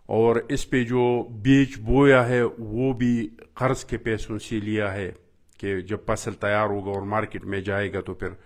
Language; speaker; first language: Urdu; non-native, local second language; Pashto